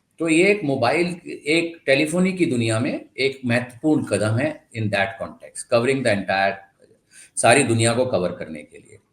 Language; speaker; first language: Hindi; non-native, local second language; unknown